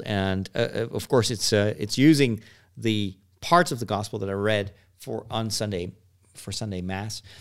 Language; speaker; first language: English; non-native, fluent; Dutch